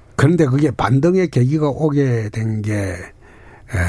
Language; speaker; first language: Korean; native; Korean